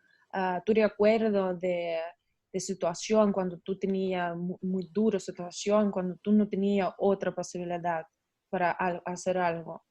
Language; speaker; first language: Spanish; non-native, learner; Russian